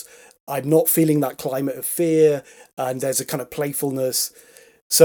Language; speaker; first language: English; native; English